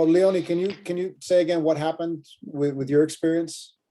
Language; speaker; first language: English; native; English